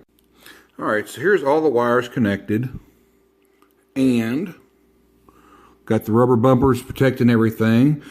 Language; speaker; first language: English; native; English